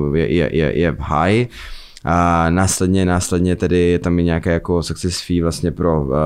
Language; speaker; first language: Czech; native; Czech